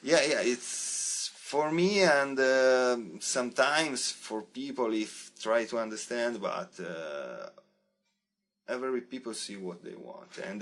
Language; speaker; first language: English; non-native, learner; Italian